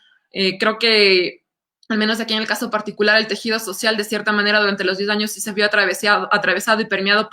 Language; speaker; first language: Spanish; native; Spanish